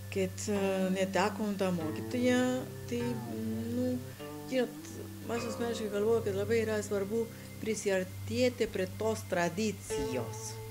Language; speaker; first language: Lithuanian; non-native, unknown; Spanish